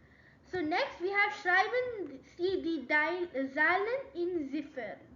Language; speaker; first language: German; non-native, learner; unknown